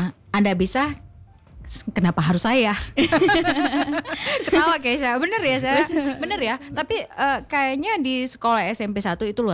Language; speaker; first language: Indonesian; non-native, local second language; Achinese